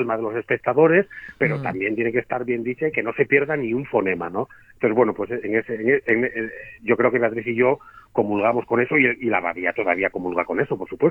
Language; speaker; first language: Spanish; native; Spanish